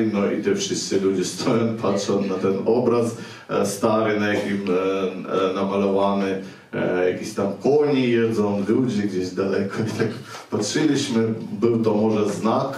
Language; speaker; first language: Polish; non-native, fluent; Ukrainian